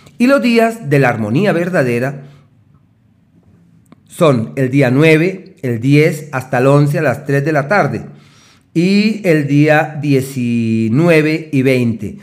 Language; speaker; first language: Spanish; native; Spanish